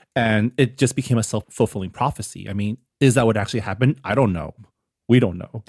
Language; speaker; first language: English; native; English